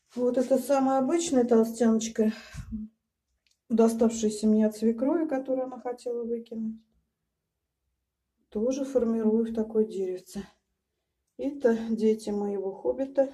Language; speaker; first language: Russian; native; Russian